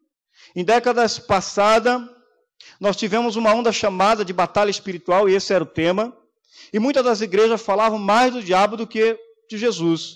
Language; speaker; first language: Portuguese; native; Portuguese